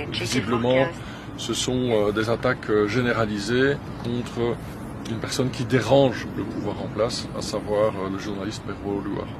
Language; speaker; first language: French; native; French